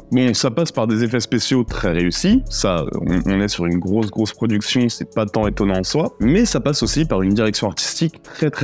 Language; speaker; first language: French; native; French